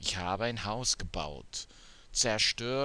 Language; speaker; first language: German; non-native, fluent; English